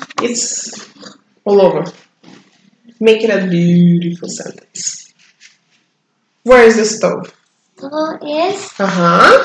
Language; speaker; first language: English; non-native, learner; Turkish